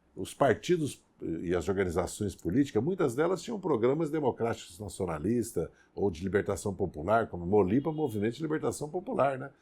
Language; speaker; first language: Portuguese; native; Portuguese